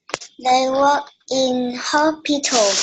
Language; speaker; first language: English; non-native, learner; Vietnamese